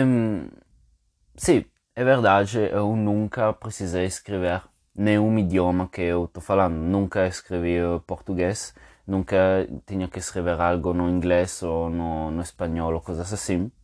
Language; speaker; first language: Portuguese; non-native, fluent; Spanish